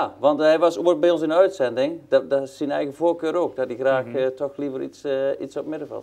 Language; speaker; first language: Dutch; native; Dutch